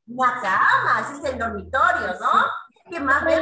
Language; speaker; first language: Spanish; native; Spanish